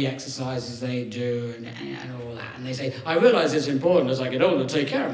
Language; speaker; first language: English; native; English